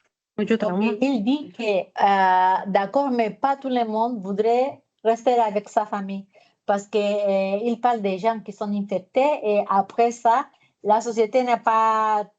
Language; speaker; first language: French; non-native, fluent; Spanish